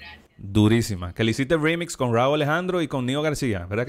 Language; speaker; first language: Spanish; native; Spanish